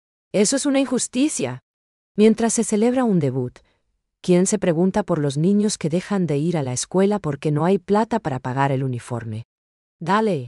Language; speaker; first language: Spanish; native; Spanish